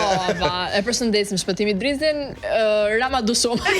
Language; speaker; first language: Albanian; native; Albanian